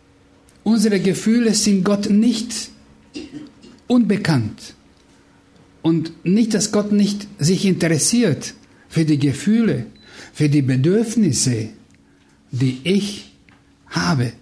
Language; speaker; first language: German; non-native, fluent; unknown